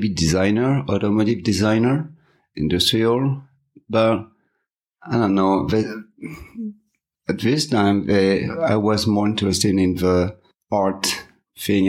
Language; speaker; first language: English; non-native, fluent; French